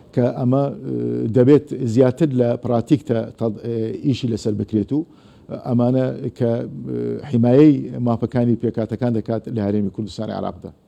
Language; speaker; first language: Central Kurdish; non-native, local second language; Azerbaijani